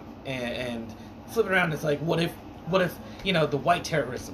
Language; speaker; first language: English; native; English